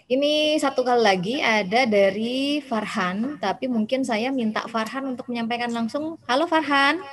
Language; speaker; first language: Indonesian; native; Indonesian